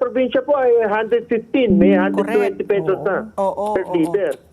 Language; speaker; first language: Filipino; native; Filipino